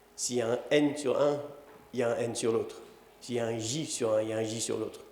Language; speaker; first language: French; non-native, fluent; English